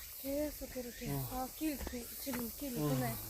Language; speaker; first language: Korean; non-native, learner; Russian